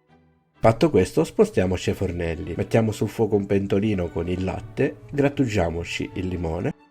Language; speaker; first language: Italian; native; Italian